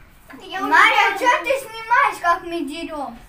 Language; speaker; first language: Russian; early bilingual, heritage; Russian